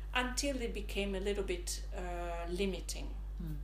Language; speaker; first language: English; non-native, fluent; Italian